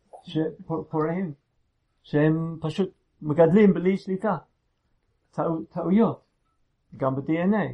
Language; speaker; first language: Hebrew; non-native, fluent; English